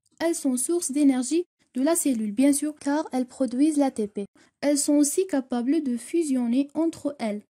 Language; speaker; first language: French; non-native, local second language; Arabic